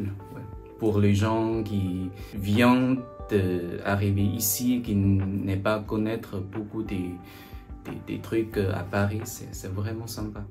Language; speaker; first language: French; non-native, learner; Chinese